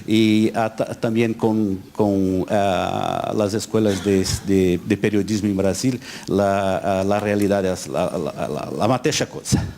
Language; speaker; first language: Spanish; non-native, learner; Portuguese